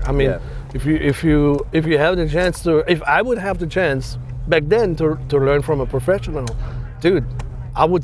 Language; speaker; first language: English; non-native, fluent; German